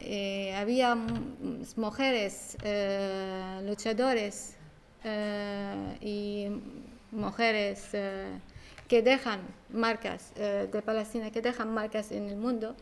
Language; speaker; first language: Spanish; non-native, learner; Arabic